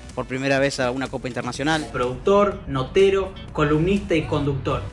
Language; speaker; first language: Spanish; native; Spanish